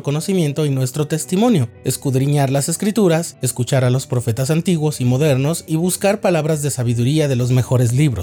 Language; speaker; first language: Spanish; native; Spanish